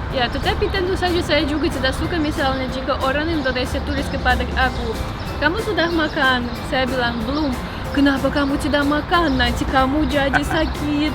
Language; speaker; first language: Indonesian; non-native, fluent; Russian